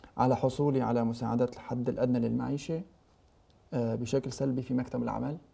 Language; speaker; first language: Arabic; native; Arabic